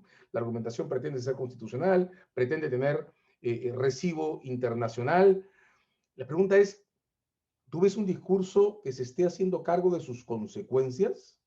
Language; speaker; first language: Spanish; native; Spanish